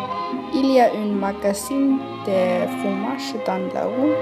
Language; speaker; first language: French; non-native, learner; Icelandic